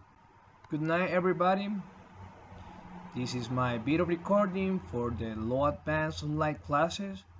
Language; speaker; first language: English; non-native, learner; Spanish